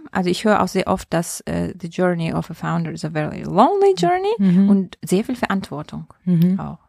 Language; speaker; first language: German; non-native, fluent; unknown